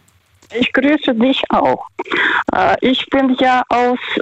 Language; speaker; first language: German; early bilingual, heritage; Russian